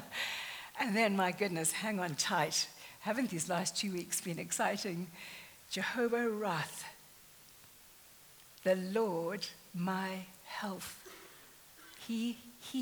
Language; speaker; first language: English; native; English